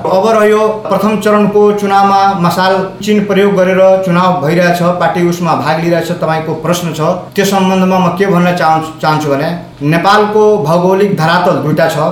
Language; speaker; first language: Nepali; non-native, local second language; Bhojpuri